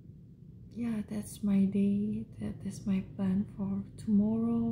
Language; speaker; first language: English; non-native, learner; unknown